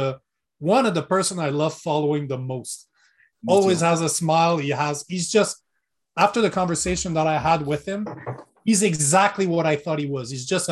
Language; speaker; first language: English; non-native, fluent; French